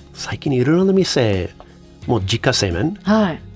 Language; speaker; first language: Japanese; non-native, learner; English